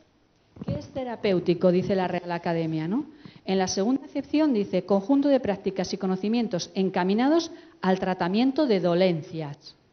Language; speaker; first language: Spanish; native; Spanish